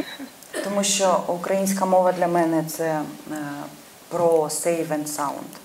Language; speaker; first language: Ukrainian; non-native, local second language; Russian